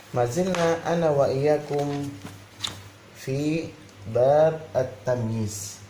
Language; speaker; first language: Arabic; non-native, fluent; Indonesian